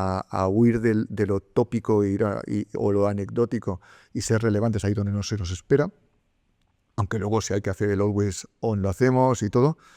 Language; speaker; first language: Spanish; native; Spanish